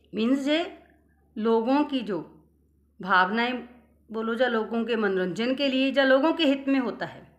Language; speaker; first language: Hindi; non-native, local second language; Punjabi